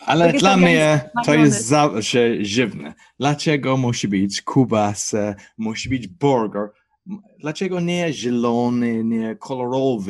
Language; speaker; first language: Polish; non-native, learner; English